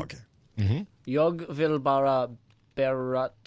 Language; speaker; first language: Swedish; non-native, learner; English